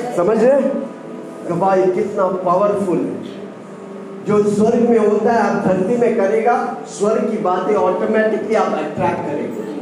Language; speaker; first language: Hindi; non-native, local second language; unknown